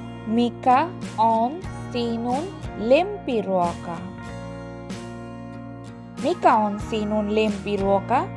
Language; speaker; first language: Finnish; non-native, learner; Bangla